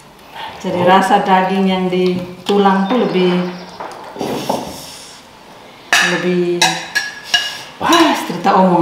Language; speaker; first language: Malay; non-native, local second language; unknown